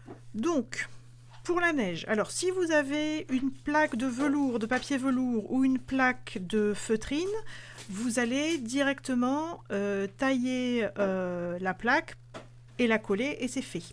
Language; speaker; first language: French; native; French